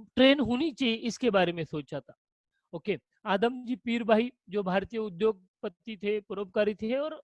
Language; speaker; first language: Hindi; non-native, local second language; Marathi